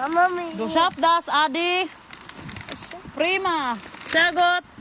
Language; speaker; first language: German; non-native, learner; Filipino